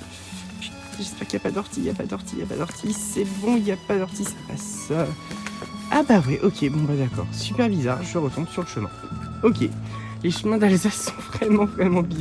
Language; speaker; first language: French; native; French